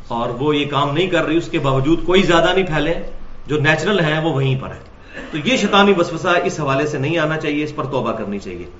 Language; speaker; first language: Urdu; non-native, local second language; Punjabi